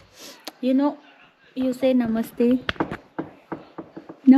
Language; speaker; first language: English; non-native, local second language; Telugu